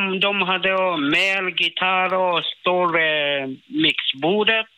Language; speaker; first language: Swedish; non-native, learner; Burmese